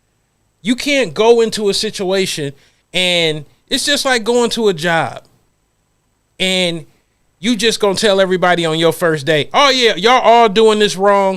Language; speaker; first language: English; native; English